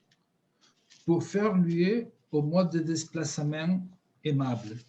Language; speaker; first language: French; non-native, fluent; Spanish